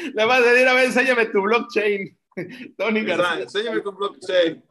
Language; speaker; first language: Spanish; non-native, learner; Italian